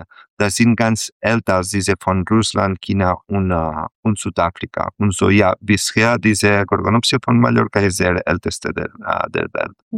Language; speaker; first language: German; non-native, fluent; Catalan